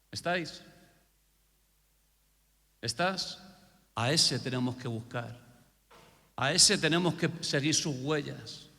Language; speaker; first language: Spanish; native; Spanish